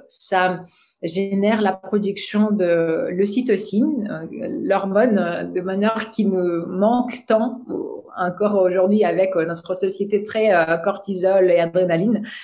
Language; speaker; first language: French; non-native, fluent; Russian